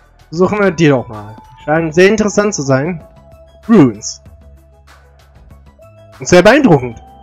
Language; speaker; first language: German; native; German